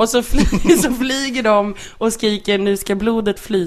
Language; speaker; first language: Swedish; native; Swedish